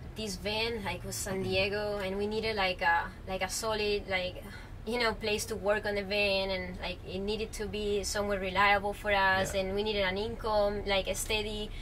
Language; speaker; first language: English; non-native, fluent; Spanish